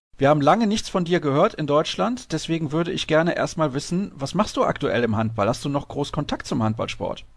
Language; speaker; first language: German; native; German